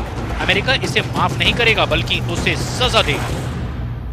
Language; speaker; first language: Hindi; native; Hindi